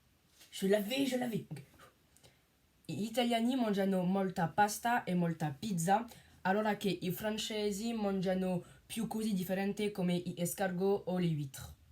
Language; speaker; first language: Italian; non-native, learner; French